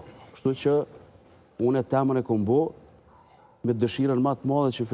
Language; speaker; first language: Albanian; native; Albanian